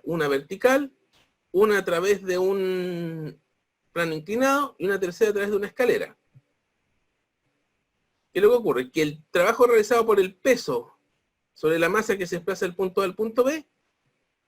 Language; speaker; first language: Spanish; native; Spanish